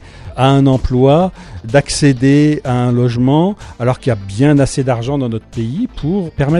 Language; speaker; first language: French; native; French